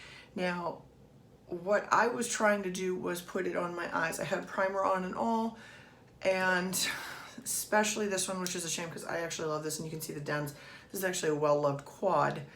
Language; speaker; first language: English; native; English